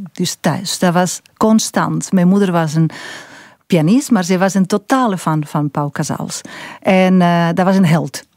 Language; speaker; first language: Dutch; non-native, fluent; Catalan